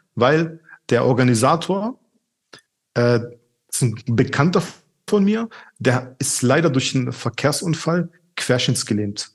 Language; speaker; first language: German; native; German